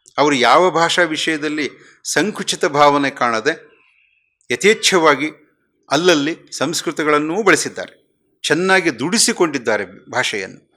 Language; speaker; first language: Kannada; native; Kannada